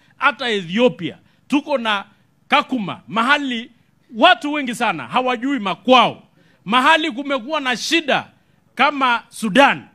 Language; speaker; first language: Swahili; non-native, local second language; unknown